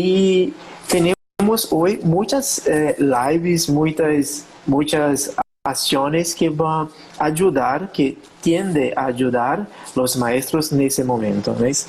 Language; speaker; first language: Spanish; non-native, learner; Portuguese